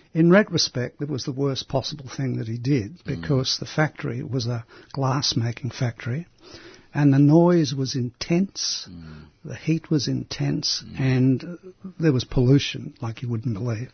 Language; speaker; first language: English; non-native, local second language; Greek